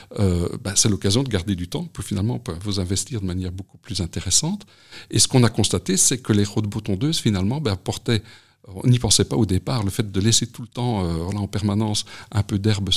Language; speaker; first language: French; native; French